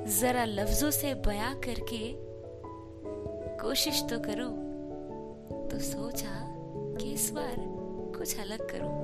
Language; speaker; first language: Hindi; native; Hindi